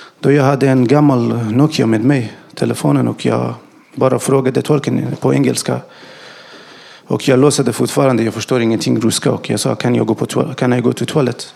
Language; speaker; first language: Swedish; non-native, learner; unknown